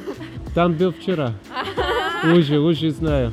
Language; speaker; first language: Russian; non-native, learner; English